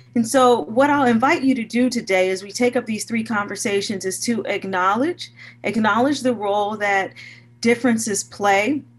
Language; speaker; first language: English; native; English